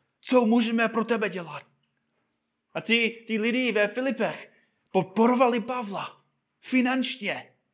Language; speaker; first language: Czech; non-native, fluent; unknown